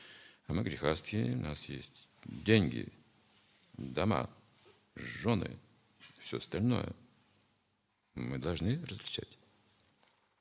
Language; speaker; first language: Russian; native; Russian